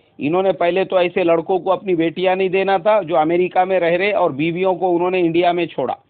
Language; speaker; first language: Urdu; native; Urdu